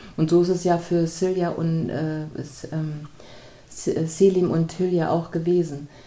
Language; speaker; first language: German; native; German